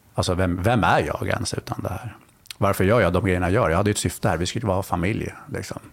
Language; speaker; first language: Swedish; native; Swedish